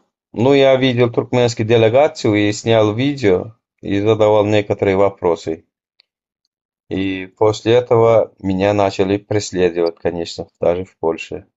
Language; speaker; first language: Russian; non-native, local second language; Turkmen